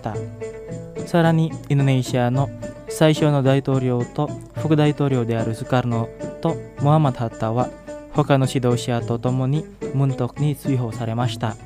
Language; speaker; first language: Japanese; non-native, fluent; Indonesian